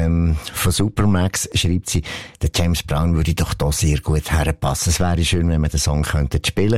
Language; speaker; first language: German; native; German